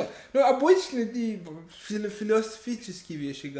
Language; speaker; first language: Russian; non-native, fluent; English